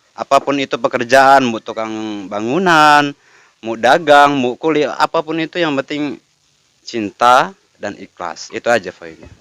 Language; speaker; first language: Indonesian; native; Indonesian